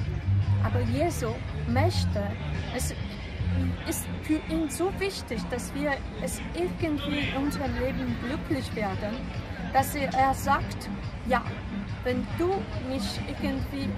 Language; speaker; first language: German; non-native, fluent; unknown